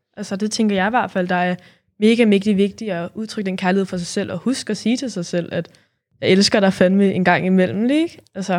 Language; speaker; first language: Danish; native; Danish